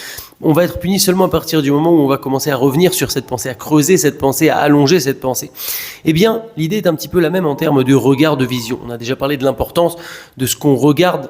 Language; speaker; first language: French; native; French